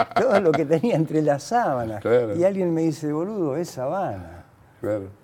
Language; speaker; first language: Spanish; native; Spanish